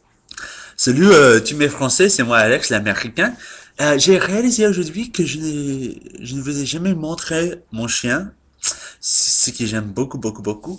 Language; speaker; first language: French; non-native, learner; English